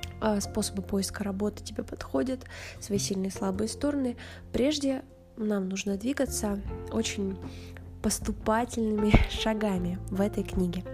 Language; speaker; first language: Russian; native; Russian